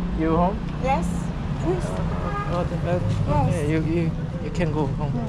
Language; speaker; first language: English; non-native, learner; Korean